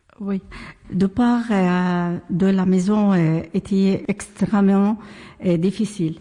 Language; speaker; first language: French; non-native, learner; Arabic